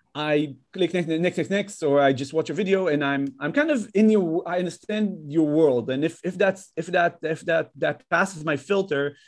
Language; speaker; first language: English; non-native, fluent; Hebrew